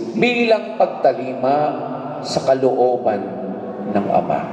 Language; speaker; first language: Filipino; native; Filipino